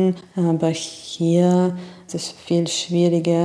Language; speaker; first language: German; non-native, fluent; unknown